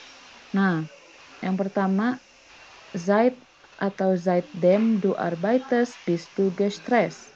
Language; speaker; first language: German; non-native, fluent; Indonesian